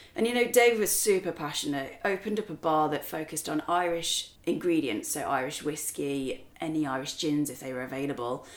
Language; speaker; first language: English; native; English